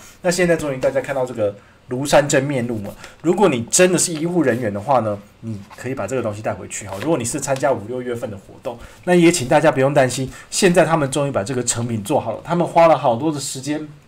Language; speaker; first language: Chinese; native; Chinese